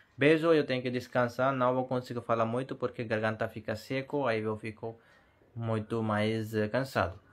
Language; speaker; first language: Portuguese; non-native, learner; Hindi